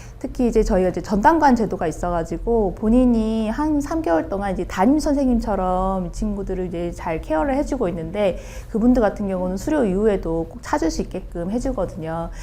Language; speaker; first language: Korean; native; Korean